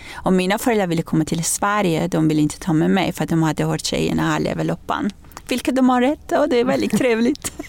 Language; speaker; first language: Swedish; non-native, fluent; Persian